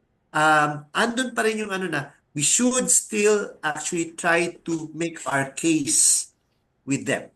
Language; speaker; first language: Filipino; native; Filipino